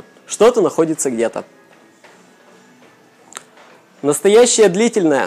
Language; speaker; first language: Russian; native; Russian